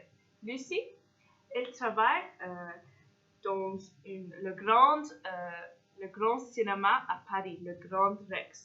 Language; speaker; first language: French; non-native, fluent; English